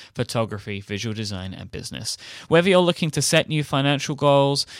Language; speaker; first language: English; native; English